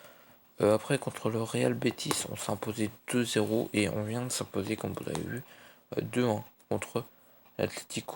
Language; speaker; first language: French; native; French